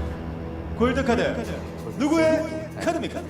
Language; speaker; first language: Korean; native; Korean